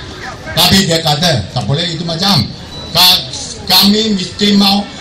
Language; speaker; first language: Indonesian; non-native, local second language; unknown